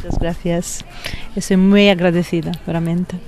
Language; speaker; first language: Spanish; non-native, fluent; Italian